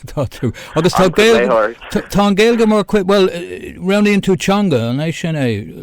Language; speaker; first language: Irish; non-native, local second language; English